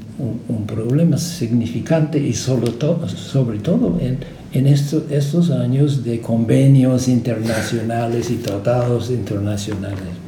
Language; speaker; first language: Spanish; non-native, fluent; English